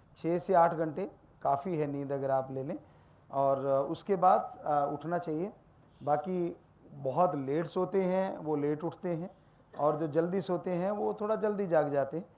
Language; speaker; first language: Hindi; non-native, local second language; Punjabi